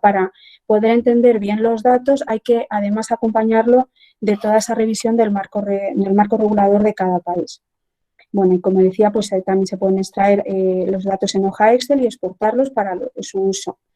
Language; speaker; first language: Spanish; native; Spanish